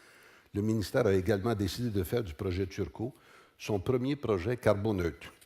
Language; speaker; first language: French; native; French